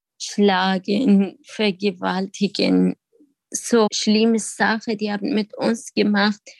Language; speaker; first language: German; non-native, learner; Kurdish